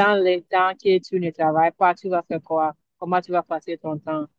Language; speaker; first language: French; non-native, learner; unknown